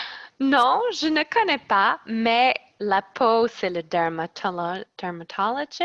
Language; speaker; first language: French; non-native, learner; English